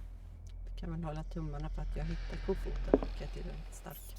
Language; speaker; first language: Swedish; native; Swedish